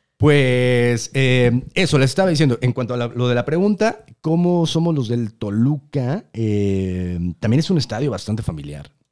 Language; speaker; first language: Spanish; native; Spanish